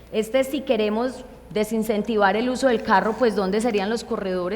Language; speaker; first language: Spanish; native; Spanish